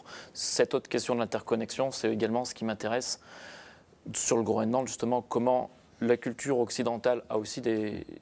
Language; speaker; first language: French; native; French